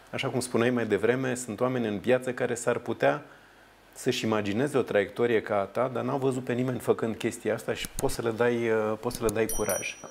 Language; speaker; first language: Romanian; native; Romanian